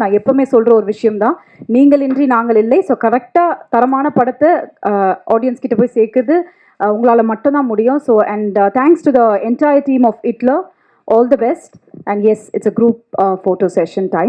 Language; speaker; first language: Tamil; native; Tamil